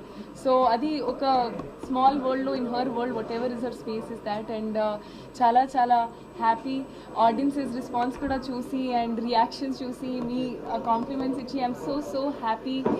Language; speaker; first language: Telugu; non-native, local second language; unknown